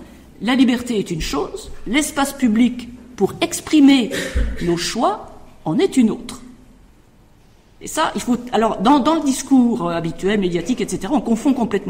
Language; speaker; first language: French; native; French